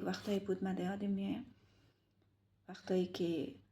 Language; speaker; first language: Persian; early bilingual, heritage; Persian